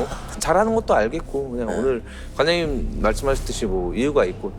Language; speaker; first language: Korean; native; Korean